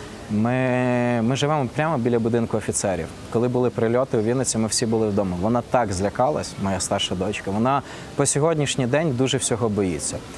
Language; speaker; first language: Ukrainian; non-native, local second language; Russian